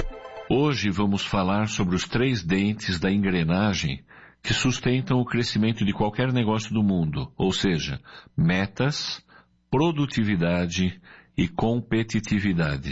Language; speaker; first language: Portuguese; native; Portuguese